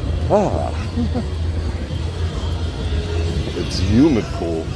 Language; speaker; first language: English; native; English